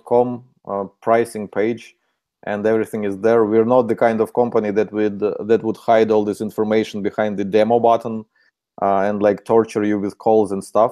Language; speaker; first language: English; non-native, fluent; Ukrainian